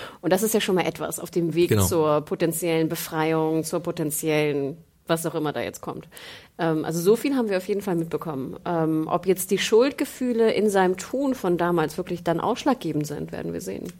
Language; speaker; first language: German; native; German